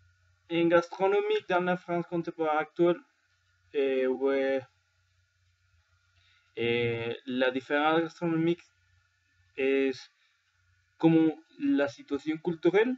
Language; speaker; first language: French; non-native, learner; Spanish